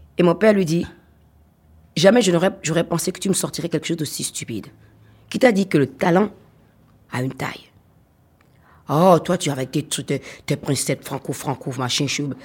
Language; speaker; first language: French; non-native, local second language; Fon